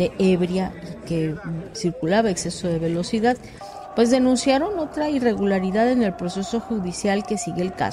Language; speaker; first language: Spanish; native; Spanish